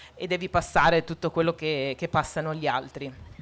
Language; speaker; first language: Italian; non-native, fluent; Arabic